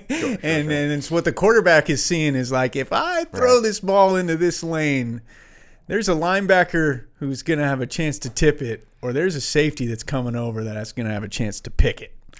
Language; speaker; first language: English; native; English